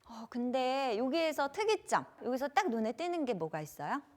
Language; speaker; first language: Korean; native; Korean